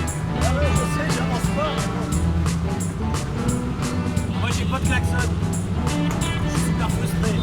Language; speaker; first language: French; native; French